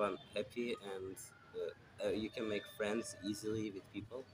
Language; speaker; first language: English; non-native, fluent; Russian